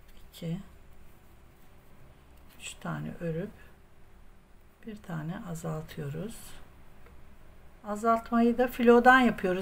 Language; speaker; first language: Turkish; native; Turkish